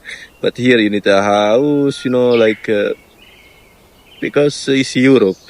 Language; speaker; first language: English; non-native, learner; Indonesian